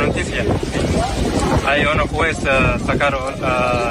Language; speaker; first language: Spanish; non-native, learner; Arabic